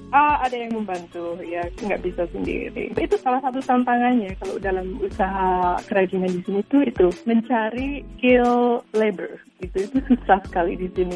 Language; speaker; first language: Indonesian; native; Indonesian